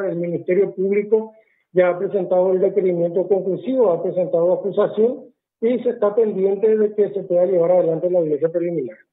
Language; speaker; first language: Spanish; native; Spanish